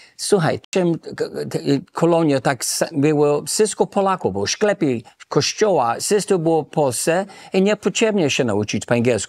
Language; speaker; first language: Polish; early bilingual, heritage; Polish